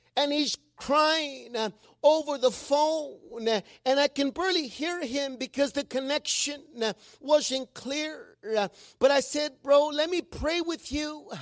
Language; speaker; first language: English; non-native, fluent; Spanish